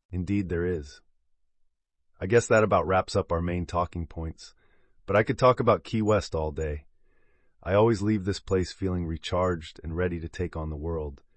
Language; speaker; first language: English; native; English